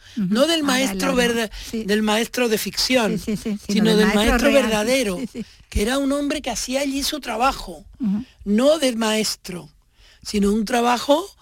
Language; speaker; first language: Spanish; native; Spanish